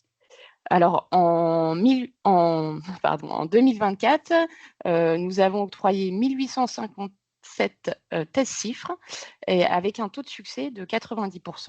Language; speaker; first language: French; native; French